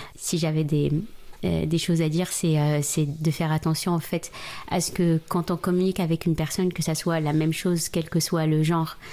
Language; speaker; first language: French; non-native, local second language; Arabic